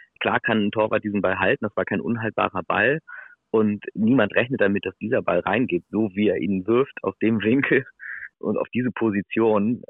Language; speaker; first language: German; native; German